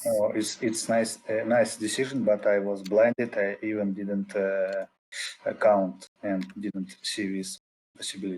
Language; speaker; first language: English; non-native, fluent; Russian